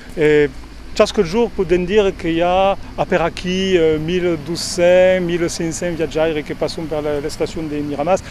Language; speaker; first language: Occitan; non-native, local second language; French